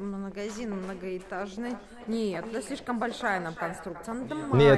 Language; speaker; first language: Russian; native; Russian